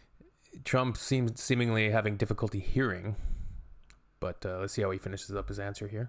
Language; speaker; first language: English; native; English